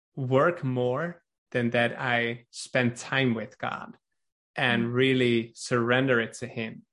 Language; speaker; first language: English; non-native, fluent; Dutch